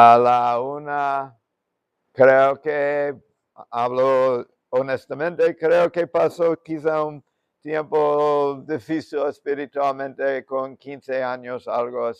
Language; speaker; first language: Spanish; non-native, fluent; English